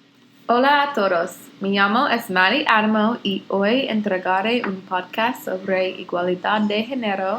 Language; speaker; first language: Spanish; non-native, learner; English